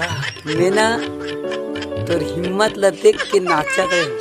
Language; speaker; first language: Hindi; non-native, local second language; Chhattisgarhi